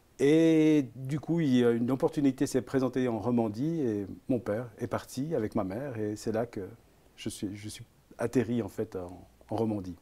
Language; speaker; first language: French; early bilingual, other home language; Italian